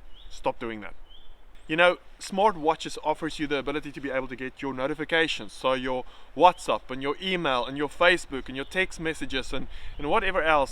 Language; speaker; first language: English; native; English